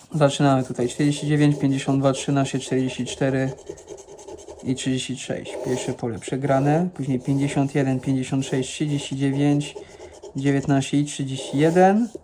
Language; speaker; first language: Polish; non-native, fluent; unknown